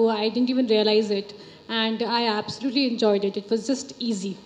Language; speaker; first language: Telugu; non-native, local second language; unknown